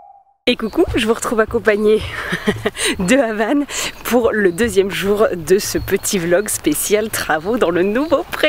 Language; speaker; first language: French; native; French